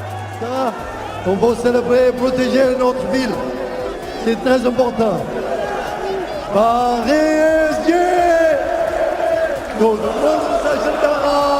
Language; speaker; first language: French; non-native, learner; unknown